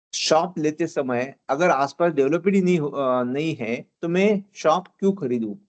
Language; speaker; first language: Hindi; non-native, local second language; Marathi